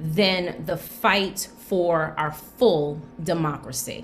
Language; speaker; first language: English; native; English